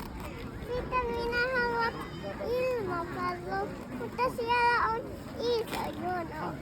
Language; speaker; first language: Finnish; early bilingual, other home language; Bangla